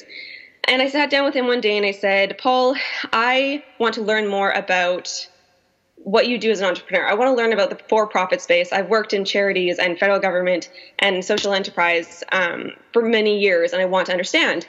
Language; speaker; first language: English; native; English